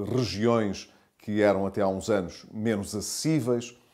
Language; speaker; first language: Portuguese; native; Portuguese